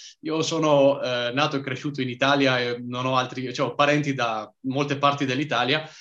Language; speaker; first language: Italian; native; Italian